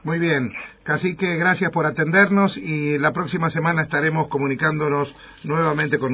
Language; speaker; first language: Spanish; native; Spanish